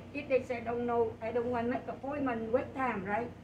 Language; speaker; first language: English; non-native, learner; Vietnamese